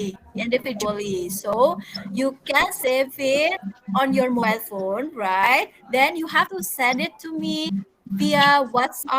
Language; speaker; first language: English; non-native, fluent; Indonesian